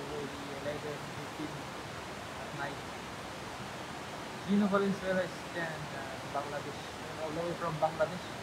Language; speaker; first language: English; non-native, local second language; Filipino